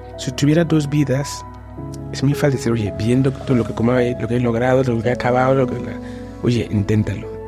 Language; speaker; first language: Spanish; non-native, fluent; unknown